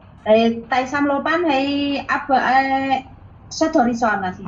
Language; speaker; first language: Cantonese; non-native, learner; Indonesian